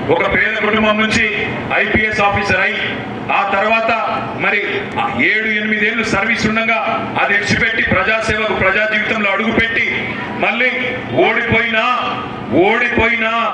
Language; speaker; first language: Telugu; native; Telugu